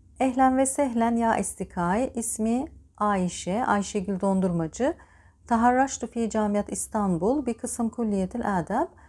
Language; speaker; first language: Turkish; native; Turkish